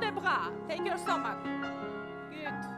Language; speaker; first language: English; non-native, learner; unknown